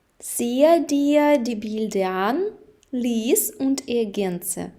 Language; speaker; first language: German; non-native, fluent; Ukrainian